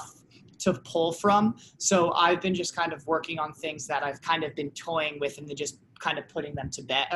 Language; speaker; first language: English; native; English